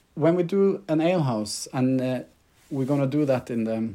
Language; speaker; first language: English; non-native, fluent; Norwegian